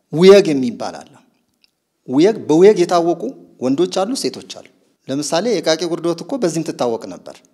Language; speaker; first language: Amharic; non-native, local second language; Sebat Bet Gurage